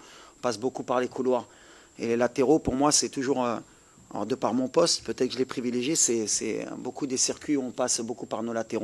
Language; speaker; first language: French; native; French